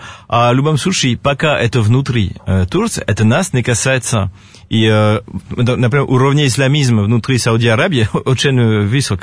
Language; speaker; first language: Russian; non-native, fluent; French